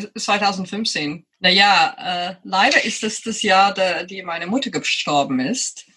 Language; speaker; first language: German; non-native, fluent; English